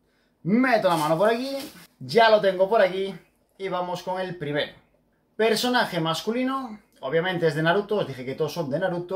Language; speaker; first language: Spanish; native; Spanish